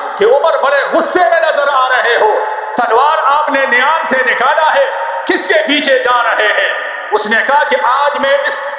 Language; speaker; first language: Urdu; non-native, local second language; Pashto